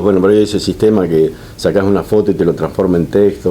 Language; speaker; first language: Spanish; native; Spanish